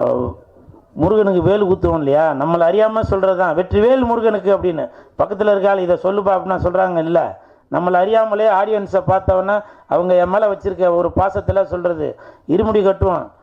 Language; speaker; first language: Tamil; native; Tamil